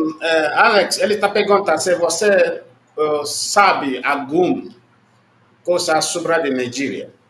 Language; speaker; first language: Portuguese; non-native, learner; Igbo